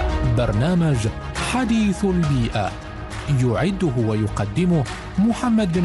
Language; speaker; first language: Arabic; native; Arabic